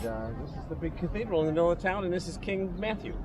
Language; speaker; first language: English; native; English